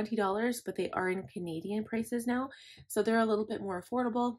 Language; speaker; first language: English; native; English